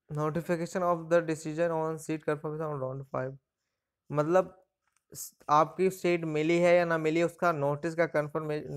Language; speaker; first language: Hindi; native; Hindi